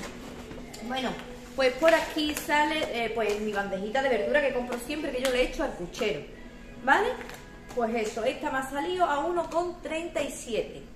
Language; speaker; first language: Spanish; native; Spanish